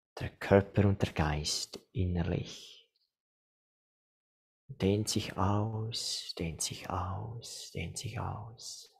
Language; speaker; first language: German; non-native, fluent; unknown